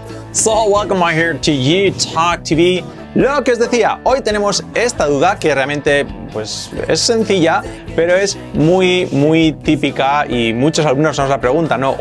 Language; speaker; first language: Spanish; native; Spanish